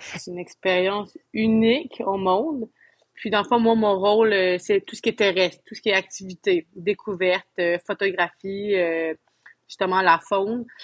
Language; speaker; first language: French; native; French